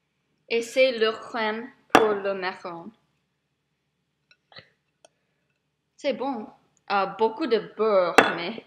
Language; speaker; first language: French; non-native, learner; English